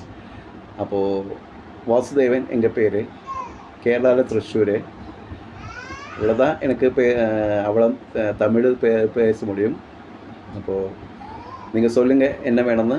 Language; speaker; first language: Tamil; non-native, learner; Malayalam